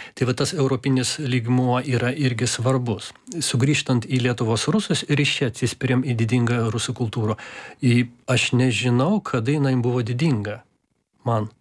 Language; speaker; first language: Lithuanian; non-native, local second language; Russian